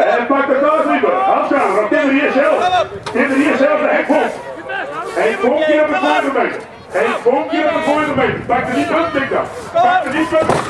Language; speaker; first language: Dutch; native; Dutch